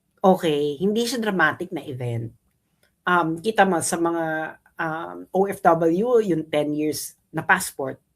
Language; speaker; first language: Filipino; native; Filipino